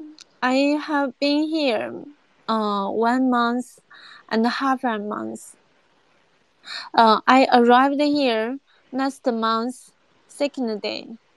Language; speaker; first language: English; non-native, learner; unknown